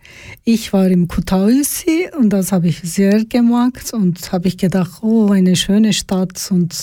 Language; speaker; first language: German; non-native, learner; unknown